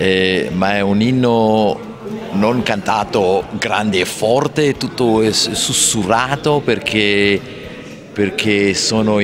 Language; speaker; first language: Italian; non-native, fluent; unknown